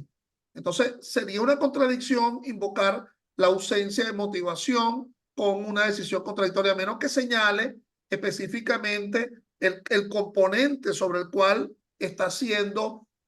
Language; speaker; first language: Spanish; native; Spanish